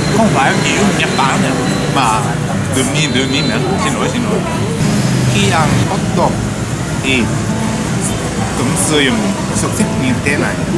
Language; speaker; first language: Vietnamese; non-native, learner; Japanese